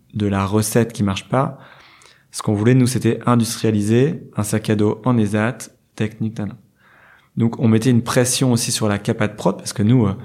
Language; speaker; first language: French; native; French